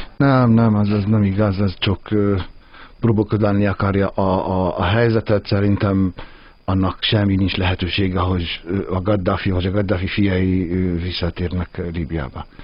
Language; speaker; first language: Hungarian; non-native, fluent; Arabic